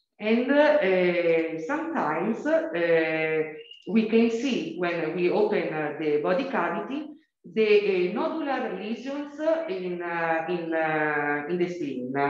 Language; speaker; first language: English; non-native, learner; Italian